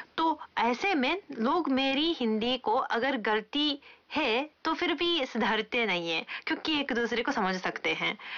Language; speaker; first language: Hindi; non-native, fluent; Japanese